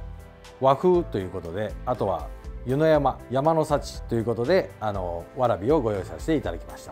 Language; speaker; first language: Japanese; native; Japanese